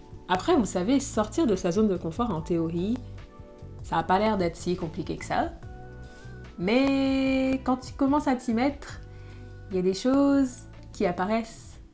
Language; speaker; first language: French; native; French